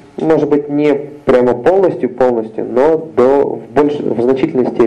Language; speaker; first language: Russian; native; Russian